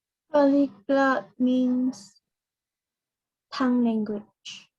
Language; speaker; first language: English; non-native, learner; Chinese